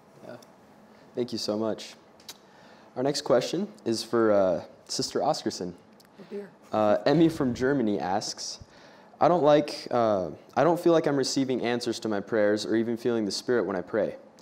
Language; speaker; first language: English; native; English